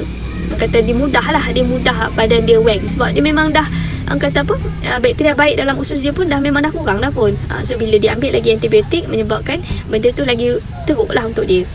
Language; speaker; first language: Malay; native; Malay